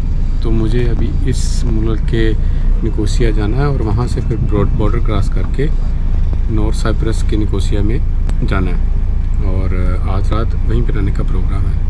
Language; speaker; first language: Hindi; native; Hindi